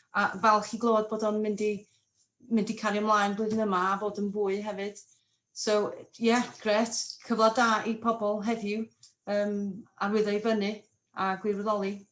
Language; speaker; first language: Welsh; non-native, local second language; English